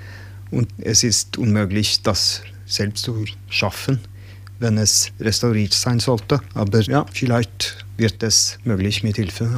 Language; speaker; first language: German; non-native, learner; Norwegian